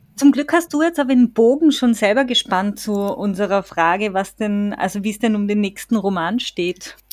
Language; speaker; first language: German; native; German